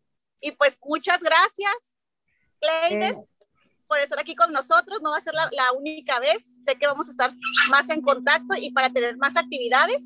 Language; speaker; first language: Spanish; native; Spanish